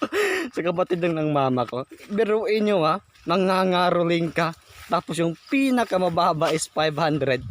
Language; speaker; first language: Filipino; non-native, local second language; Cebuano